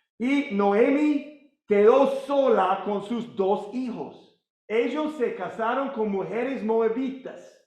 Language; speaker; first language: Spanish; non-native, learner; English